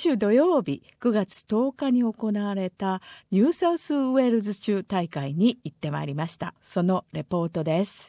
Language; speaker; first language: Japanese; native; Japanese